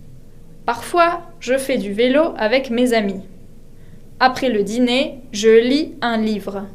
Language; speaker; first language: French; non-native, fluent; Spanish